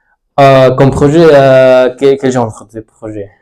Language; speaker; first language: French; non-native, learner; Spanish